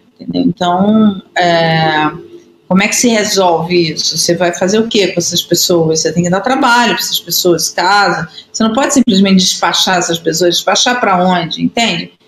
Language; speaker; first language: Portuguese; native; Portuguese